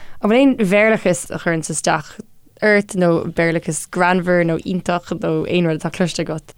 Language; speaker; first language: Irish; non-native, local second language; English